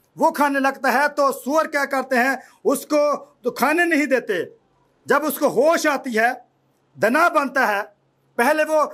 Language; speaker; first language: Urdu; non-native, local second language; Punjabi